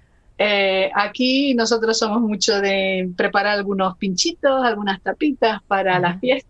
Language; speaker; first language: Spanish; native; Spanish